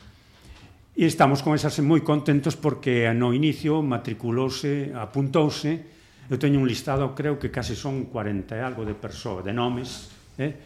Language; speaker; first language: Galician; non-native, local second language; Spanish